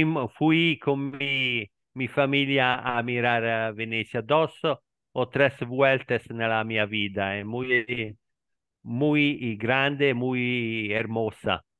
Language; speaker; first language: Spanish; non-native, learner; Italian